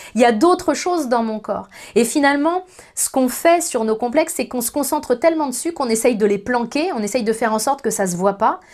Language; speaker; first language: French; native; French